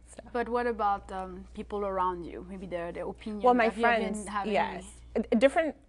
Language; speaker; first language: English; non-native, fluent; Spanish